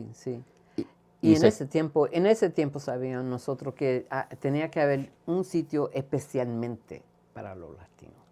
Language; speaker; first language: Spanish; early bilingual, heritage; Spanish